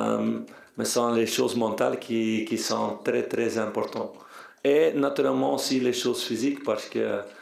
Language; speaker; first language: French; non-native, fluent; Dutch